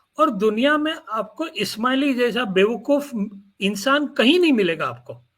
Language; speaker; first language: Urdu; non-native, local second language; Gujarati